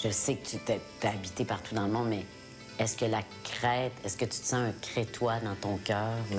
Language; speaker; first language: French; native; French